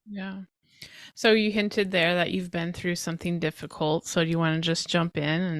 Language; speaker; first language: English; native; English